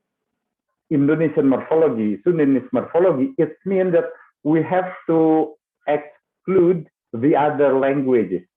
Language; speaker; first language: English; non-native, fluent; Indonesian